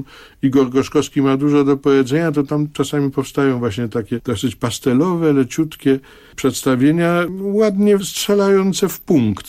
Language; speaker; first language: Polish; native; Polish